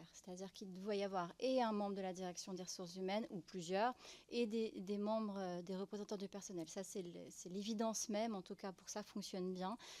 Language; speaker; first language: French; native; French